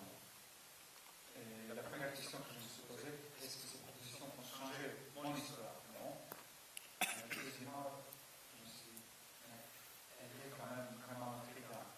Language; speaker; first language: French; non-native, fluent; Estonian